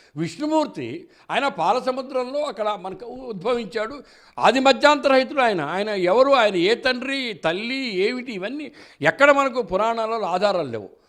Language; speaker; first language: Telugu; native; Telugu